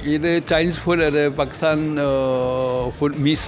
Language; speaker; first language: Hindi; non-native, learner; Chinese